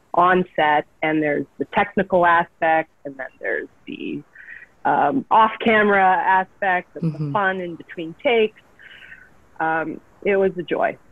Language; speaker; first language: English; native; English